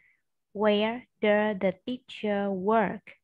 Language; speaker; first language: English; non-native, fluent; Vietnamese